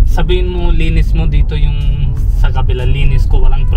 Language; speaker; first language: Filipino; non-native, learner; Punjabi